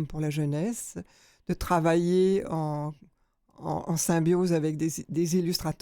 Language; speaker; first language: French; native; French